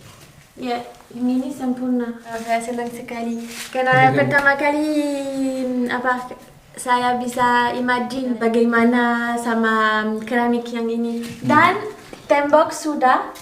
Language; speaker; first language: Indonesian; non-native, learner; French